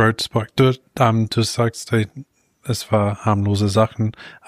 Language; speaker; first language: German; non-native, fluent; English